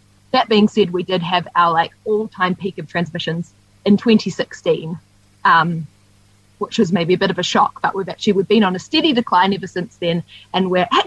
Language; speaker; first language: English; native; English